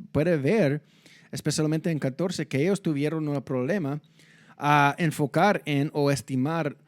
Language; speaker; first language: Spanish; non-native, fluent; English